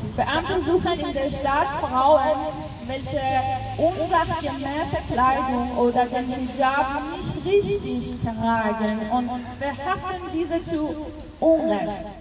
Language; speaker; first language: German; non-native, local second language; Persian